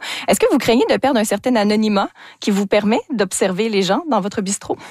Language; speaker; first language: French; native; French